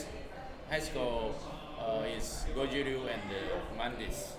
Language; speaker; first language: English; non-native, learner; Japanese